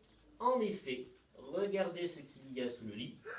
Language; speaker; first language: French; native; French